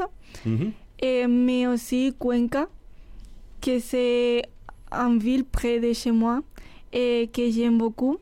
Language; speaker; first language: French; non-native, learner; Spanish